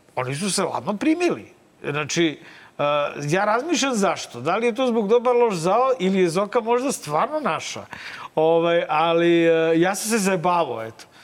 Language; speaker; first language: Serbian; native; Serbian